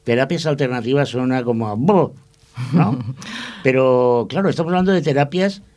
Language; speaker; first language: Spanish; native; Spanish